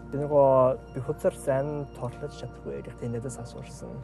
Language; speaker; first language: Mongolian; non-native, learner; English